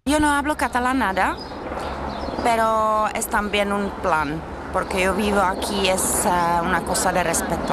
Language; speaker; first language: Spanish; non-native, fluent; Czech